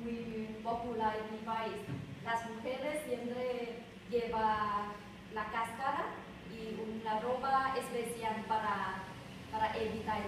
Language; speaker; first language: Spanish; non-native, learner; Vietnamese